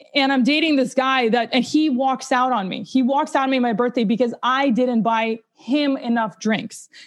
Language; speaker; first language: English; early bilingual, other home language; Russian